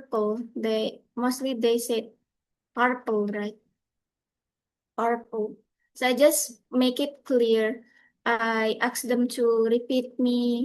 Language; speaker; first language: English; non-native, fluent; Indonesian